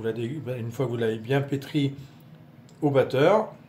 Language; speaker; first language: French; native; French